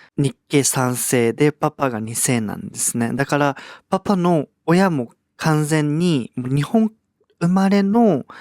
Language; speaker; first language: Japanese; early bilingual, other home language; Portuguese